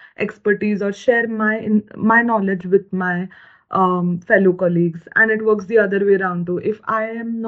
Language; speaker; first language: English; non-native, local second language; Marathi